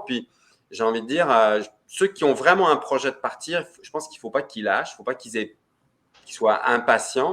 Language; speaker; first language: French; native; French